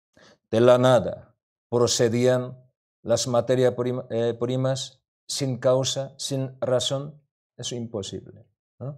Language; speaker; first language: Spanish; non-native, learner; Korean